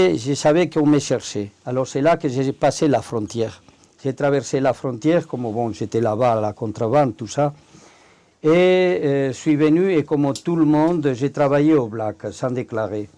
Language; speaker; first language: French; non-native, fluent; Spanish